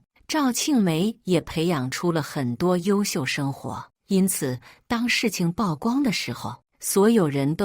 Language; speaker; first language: Chinese; native; Chinese